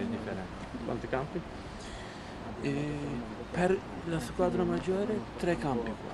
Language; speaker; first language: Italian; non-native, fluent; Turkish